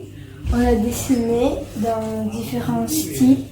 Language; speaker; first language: French; early bilingual, other home language; Chechen